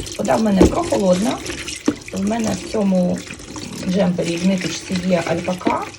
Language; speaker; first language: Ukrainian; native; Ukrainian